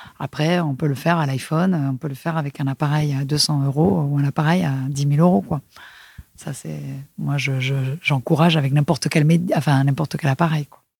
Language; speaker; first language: French; non-native, fluent; Spanish